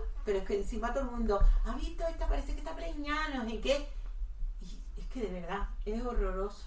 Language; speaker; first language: Spanish; native; Spanish